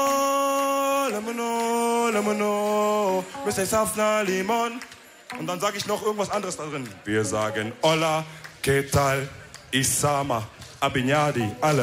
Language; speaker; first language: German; early bilingual, other home language; Wolof